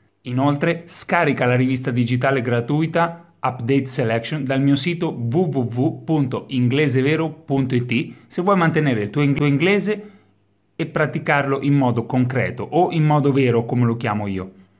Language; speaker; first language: Italian; native; Italian